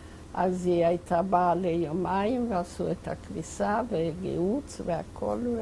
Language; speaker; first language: Hebrew; non-native, fluent; Yiddish